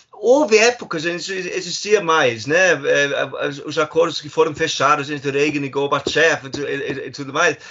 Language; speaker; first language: Portuguese; non-native, fluent; German